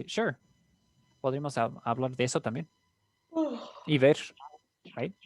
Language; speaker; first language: Spanish; non-native, fluent; English